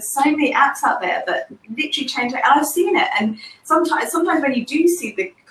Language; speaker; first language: English; native; English